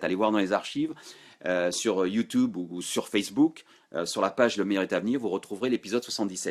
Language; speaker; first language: French; native; French